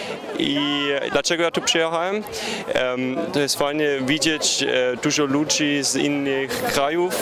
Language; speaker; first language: Polish; early bilingual, heritage; German